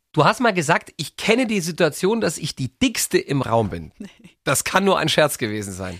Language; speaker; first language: German; native; German